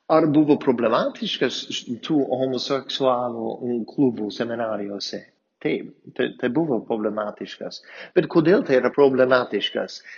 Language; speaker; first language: Lithuanian; non-native, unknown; English